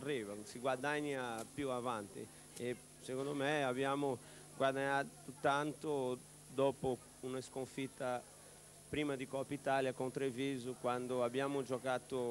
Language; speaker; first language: Italian; non-native, fluent; Portuguese